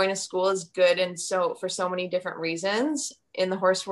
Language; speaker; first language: English; native; English